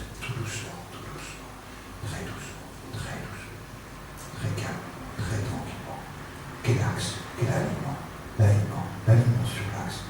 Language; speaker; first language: French; native; French